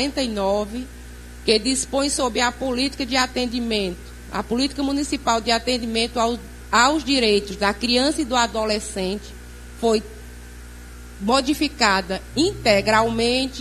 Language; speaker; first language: Portuguese; native; Portuguese